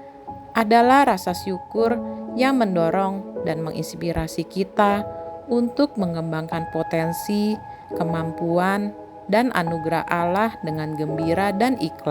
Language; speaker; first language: Indonesian; native; Indonesian